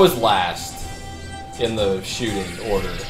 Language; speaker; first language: English; native; English